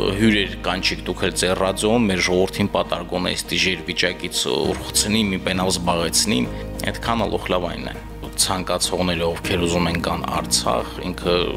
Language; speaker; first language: Armenian; native; Armenian